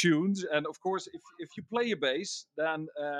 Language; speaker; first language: English; non-native, fluent; Dutch